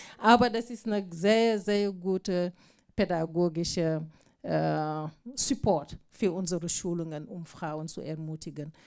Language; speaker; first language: German; non-native, fluent; Fula